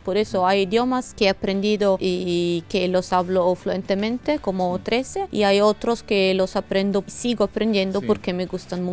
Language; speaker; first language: Spanish; non-native, fluent; Italian